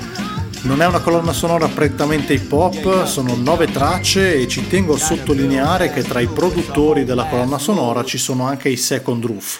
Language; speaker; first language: Italian; native; Italian